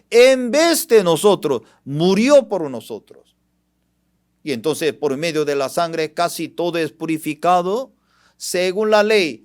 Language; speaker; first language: Spanish; non-native, fluent; Korean